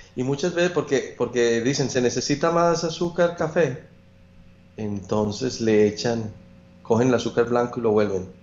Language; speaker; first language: Spanish; native; Spanish